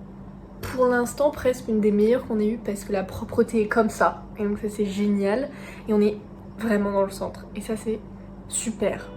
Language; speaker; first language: French; native; French